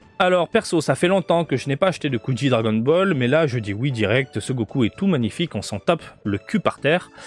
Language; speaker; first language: French; native; French